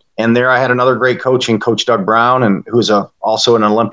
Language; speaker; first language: English; native; English